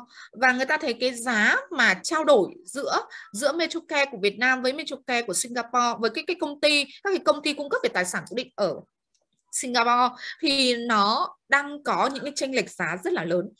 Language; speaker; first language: Vietnamese; native; Vietnamese